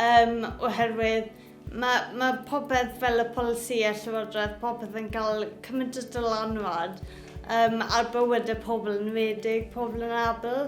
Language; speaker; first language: Welsh; native; Welsh